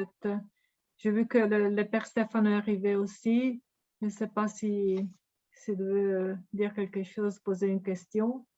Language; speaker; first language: French; non-native, fluent; Italian